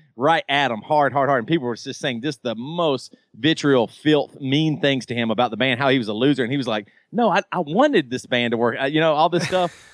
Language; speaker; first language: English; native; English